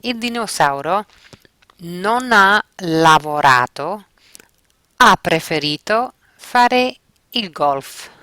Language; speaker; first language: Italian; non-native, fluent; English